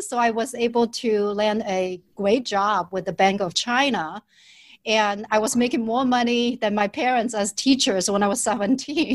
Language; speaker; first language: English; non-native, fluent; Chinese